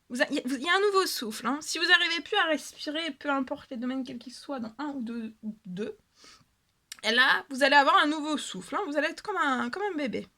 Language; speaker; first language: French; native; French